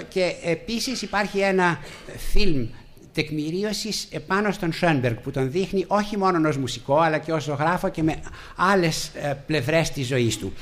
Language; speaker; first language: Greek; native; Greek